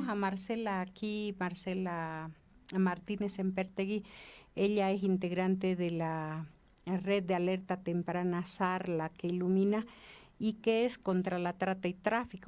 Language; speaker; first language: Spanish; native; Spanish